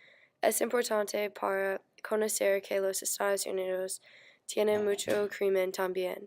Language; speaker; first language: Spanish; non-native, learner; English